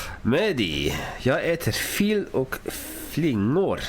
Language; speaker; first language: Swedish; non-native, learner; English